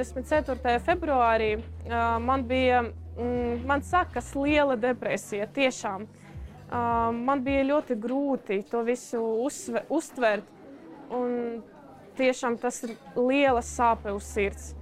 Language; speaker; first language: Latvian; early bilingual, other home language; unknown